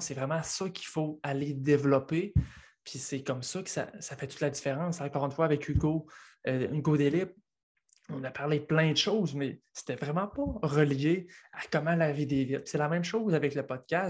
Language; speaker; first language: French; native; French